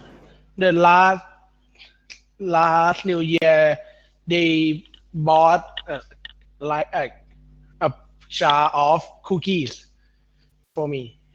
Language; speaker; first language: English; non-native, learner; Thai